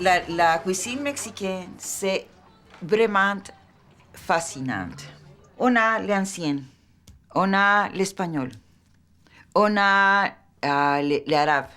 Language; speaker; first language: French; non-native, fluent; Spanish